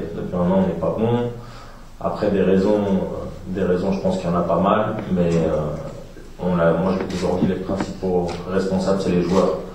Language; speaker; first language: French; native; French